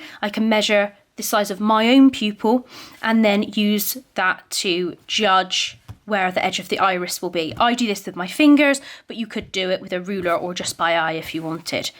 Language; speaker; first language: English; native; English